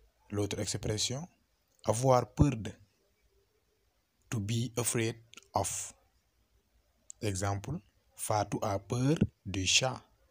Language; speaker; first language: French; non-native, local second language; Wolof